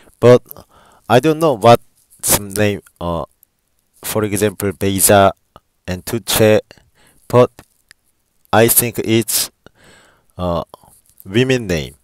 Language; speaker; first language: English; non-native, learner; Korean